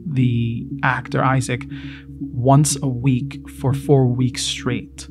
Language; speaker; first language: English; native; English